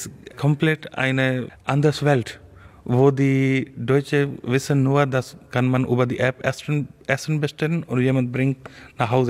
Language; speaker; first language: German; non-native, learner; Urdu